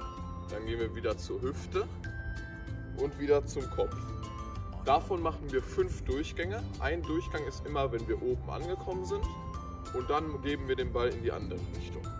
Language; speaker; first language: German; native; German